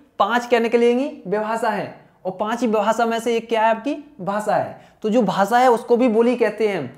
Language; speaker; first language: Hindi; native; Hindi